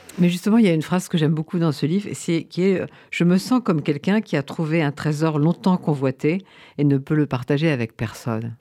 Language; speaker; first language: French; native; French